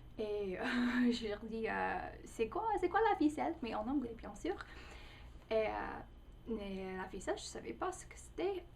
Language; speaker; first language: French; non-native, fluent; English